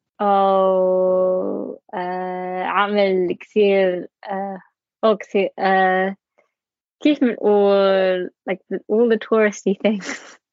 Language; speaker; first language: Arabic; non-native, learner; English